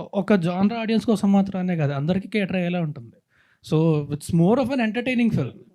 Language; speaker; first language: Telugu; native; Telugu